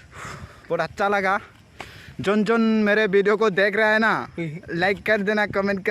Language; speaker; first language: Hindi; non-native, local second language; Assamese